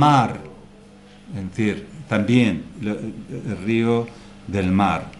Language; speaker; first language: Spanish; non-native, local second language; Arabic